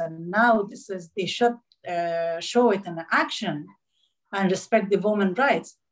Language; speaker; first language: English; non-native, learner; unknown